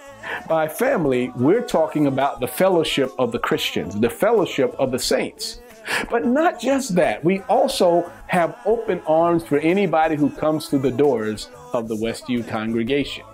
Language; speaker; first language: English; native; English